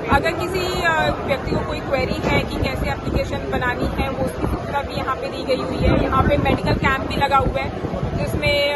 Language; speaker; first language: Hindi; non-native, local second language; Punjabi